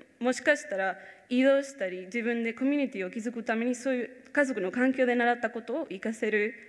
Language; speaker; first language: Japanese; non-native, fluent; Spanish